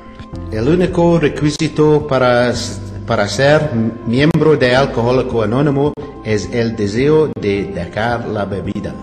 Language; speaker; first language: Spanish; non-native, learner; English